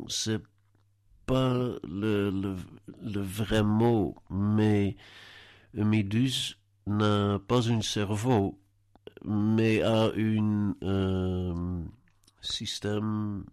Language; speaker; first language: French; non-native, learner; Dutch